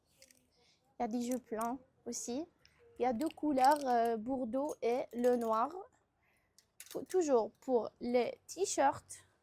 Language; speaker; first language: French; non-native, local second language; Arabic